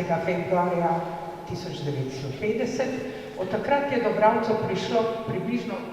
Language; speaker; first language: Slovenian; native; Slovenian